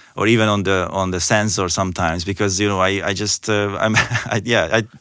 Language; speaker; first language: English; non-native, fluent; Hungarian